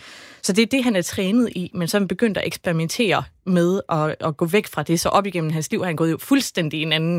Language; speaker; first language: Danish; native; Danish